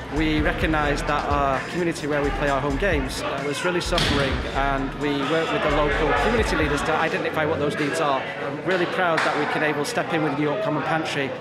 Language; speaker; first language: English; native; English